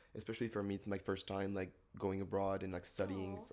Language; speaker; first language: English; non-native, fluent; French